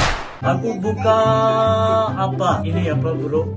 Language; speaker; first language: Indonesian; non-native, learner; Hindi